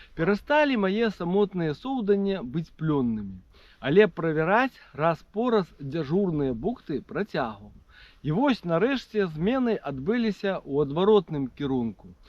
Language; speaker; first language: Belarusian; native; Belarusian